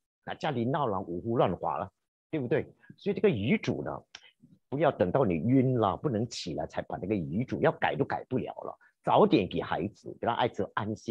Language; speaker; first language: Chinese; native; Chinese